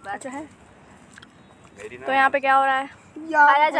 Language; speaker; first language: Hindi; native; Hindi